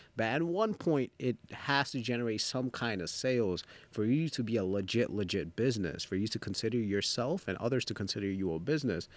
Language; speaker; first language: English; early bilingual, other home language; Bangla